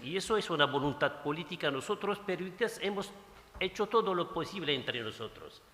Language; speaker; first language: Spanish; non-native, fluent; Arabic